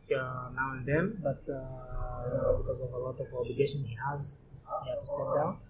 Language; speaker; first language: English; non-native, local second language; Swahili